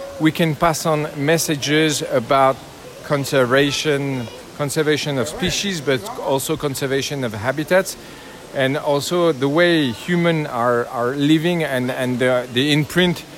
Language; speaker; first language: English; non-native, learner; French